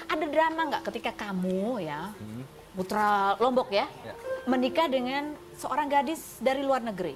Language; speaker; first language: Indonesian; native; Indonesian